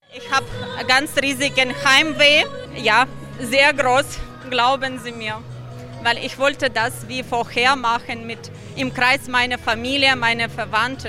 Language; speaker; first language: German; non-native, learner; Ukrainian